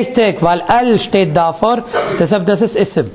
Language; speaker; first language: German; non-native, fluent; Arabic